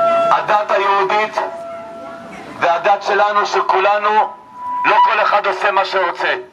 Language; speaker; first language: Hebrew; non-native, fluent; Amharic